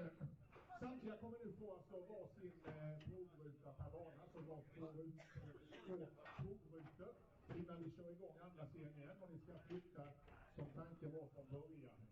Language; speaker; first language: Swedish; native; Swedish